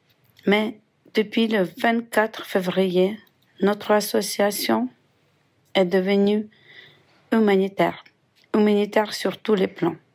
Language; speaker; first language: French; non-native, fluent; Ukrainian